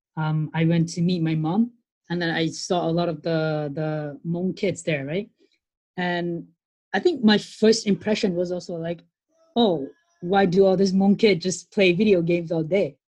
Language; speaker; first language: English; non-native, fluent; Lao